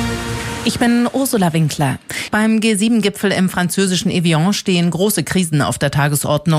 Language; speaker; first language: German; native; German